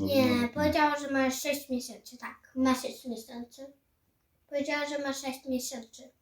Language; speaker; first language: Polish; early bilingual, heritage; Samoan